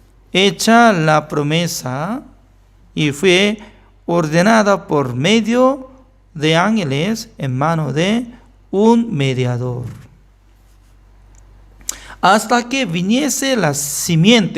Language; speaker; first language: Spanish; non-native, fluent; Korean